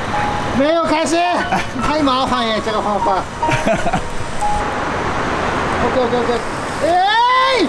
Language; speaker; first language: Chinese; non-native, fluent; Japanese